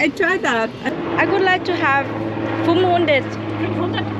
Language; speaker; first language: English; non-native, learner; Vietnamese